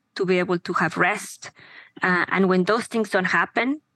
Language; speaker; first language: English; non-native, fluent; Spanish